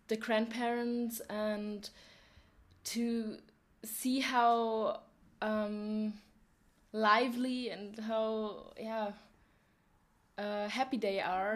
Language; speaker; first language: English; non-native, fluent; German